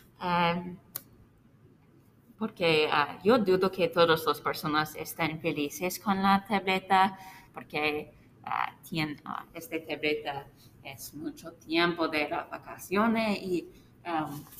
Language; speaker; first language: Spanish; non-native, learner; English